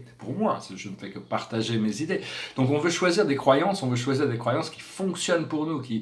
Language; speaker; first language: French; native; French